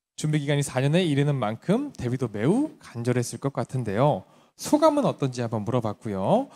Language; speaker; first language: Korean; native; Korean